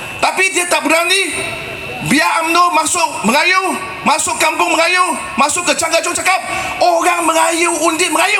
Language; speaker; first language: Malay; non-native, local second language; Chinese